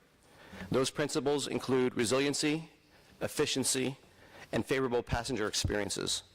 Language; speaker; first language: English; native; English